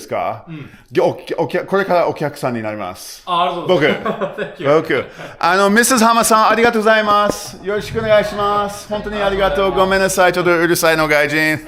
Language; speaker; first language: Japanese; non-native, learner; English